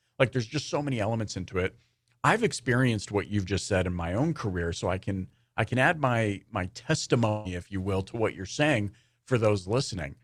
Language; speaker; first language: English; native; English